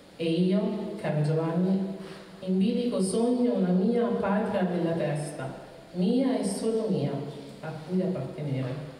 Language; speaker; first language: Italian; early bilingual, other home language; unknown